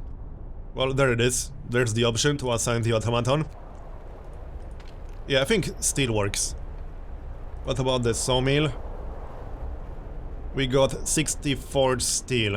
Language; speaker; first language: English; native; English